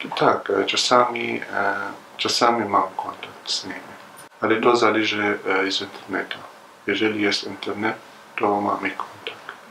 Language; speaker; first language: Polish; non-native, learner; Arabic